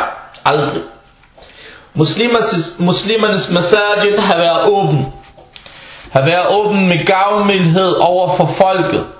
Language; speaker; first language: Danish; early bilingual, other home language; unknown